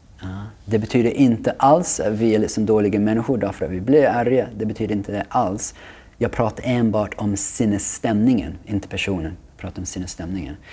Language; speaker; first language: Swedish; non-native, fluent; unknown